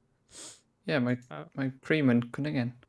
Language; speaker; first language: Welsh; non-native, local second language; English